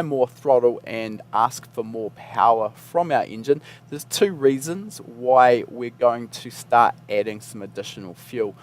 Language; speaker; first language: English; native; English